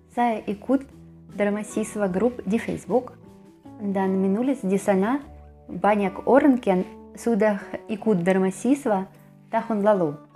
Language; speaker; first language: Indonesian; non-native, learner; Russian